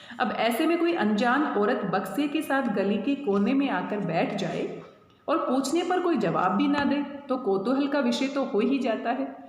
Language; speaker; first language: Hindi; native; Hindi